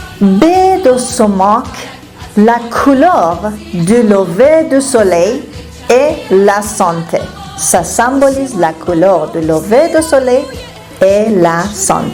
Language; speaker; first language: French; non-native, fluent; Persian